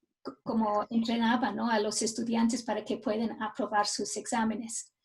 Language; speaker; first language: Spanish; non-native, fluent; English